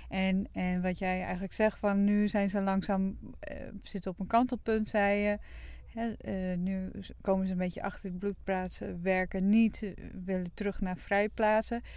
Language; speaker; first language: Dutch; non-native, local second language; Western Frisian